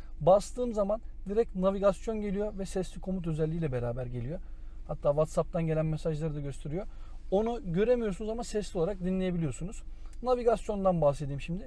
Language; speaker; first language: Turkish; native; Turkish